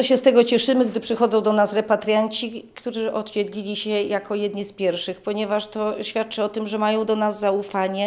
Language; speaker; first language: Polish; native; Polish